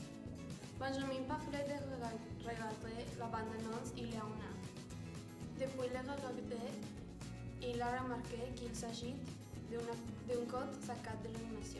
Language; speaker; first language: French; non-native, learner; Spanish